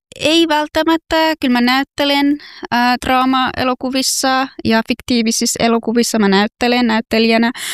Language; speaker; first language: Finnish; non-native, fluent; Persian